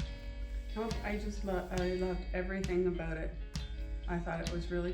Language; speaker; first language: English; native; English